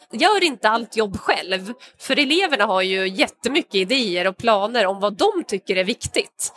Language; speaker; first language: Swedish; native; Swedish